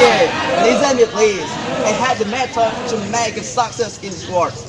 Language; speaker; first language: English; non-native, learner; Indonesian